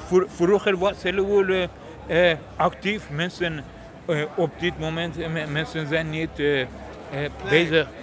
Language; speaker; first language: Dutch; non-native, learner; Persian